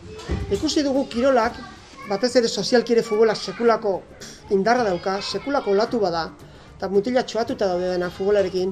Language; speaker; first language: Basque; native; Basque